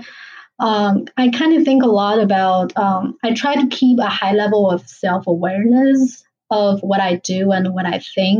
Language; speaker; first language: English; non-native, fluent; Chinese